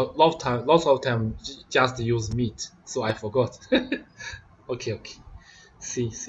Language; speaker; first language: English; non-native, learner; Vietnamese